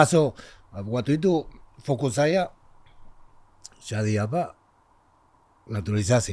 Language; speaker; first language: Indonesian; non-native, learner; Spanish